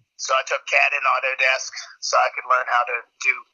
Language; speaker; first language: English; native; English